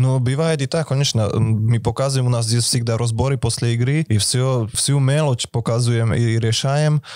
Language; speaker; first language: Russian; non-native, fluent; Slovak